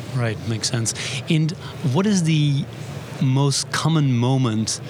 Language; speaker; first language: English; non-native, fluent; Dutch